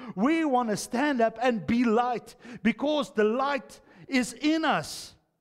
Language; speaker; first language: English; non-native, local second language; Afrikaans